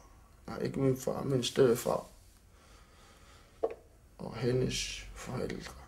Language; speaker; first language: Danish; non-native, local second language; Kalaallisut